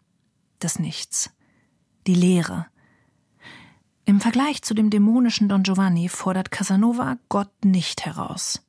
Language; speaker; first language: German; native; German